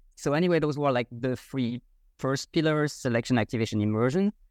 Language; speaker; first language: English; non-native, fluent; French